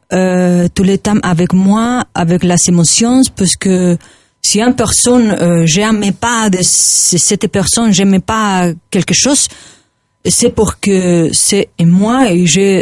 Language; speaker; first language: French; non-native, learner; Spanish